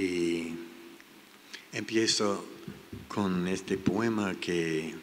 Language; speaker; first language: Spanish; non-native, learner; English